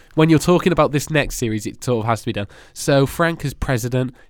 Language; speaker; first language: English; native; English